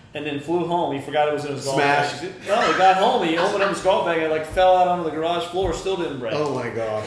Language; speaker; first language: English; native; English